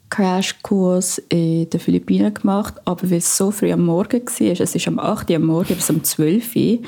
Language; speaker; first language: German; non-native, fluent; Filipino